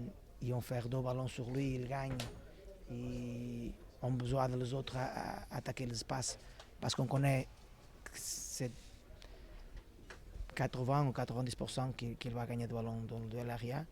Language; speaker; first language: French; non-native, fluent; Portuguese